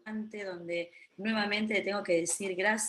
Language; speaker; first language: Spanish; native; Spanish